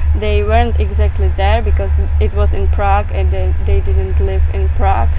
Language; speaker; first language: English; non-native, fluent; Czech